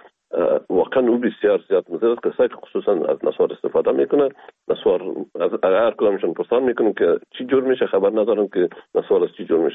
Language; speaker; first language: Persian; native; Persian